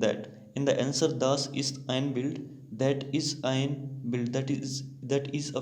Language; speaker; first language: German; non-native, fluent; Hindi